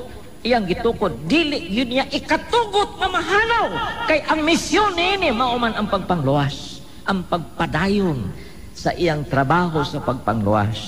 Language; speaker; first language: Cebuano; native; Cebuano